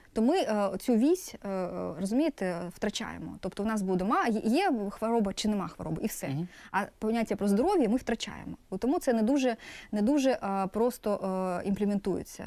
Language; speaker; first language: Ukrainian; non-native, local second language; Russian